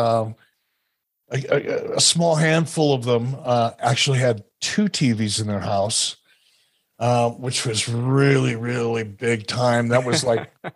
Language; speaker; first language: English; native; English